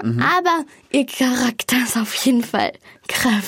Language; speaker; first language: German; native; German